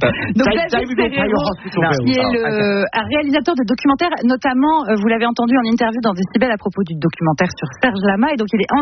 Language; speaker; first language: French; native; French